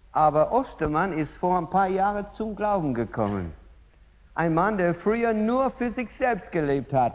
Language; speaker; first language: German; non-native, fluent; English